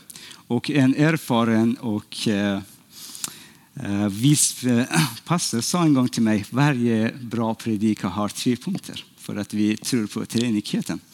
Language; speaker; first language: Swedish; non-native, fluent; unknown